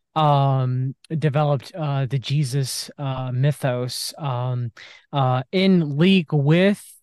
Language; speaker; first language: English; native; English